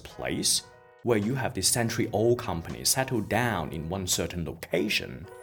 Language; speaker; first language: English; non-native, local second language; Cantonese